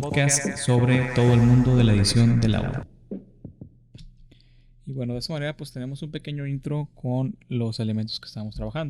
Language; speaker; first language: Spanish; native; Spanish